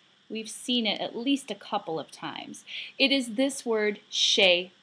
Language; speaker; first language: English; native; English